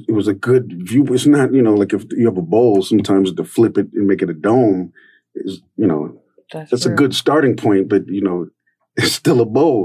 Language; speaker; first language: English; native; English